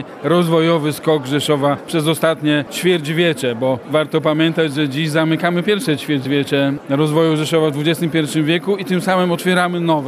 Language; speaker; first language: Polish; native; Polish